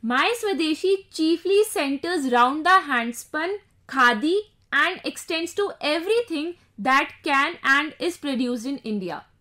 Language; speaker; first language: Hindi; native; Hindi